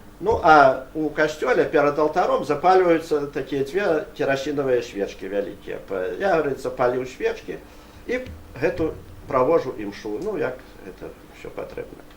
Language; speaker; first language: Belarusian; native; Belarusian